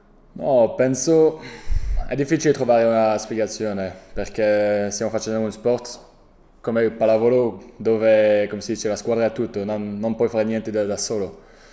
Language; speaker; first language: Italian; non-native, fluent; French